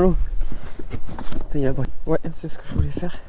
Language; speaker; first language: French; native; French